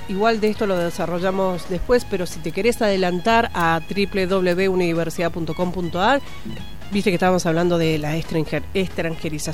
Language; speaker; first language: Spanish; native; Spanish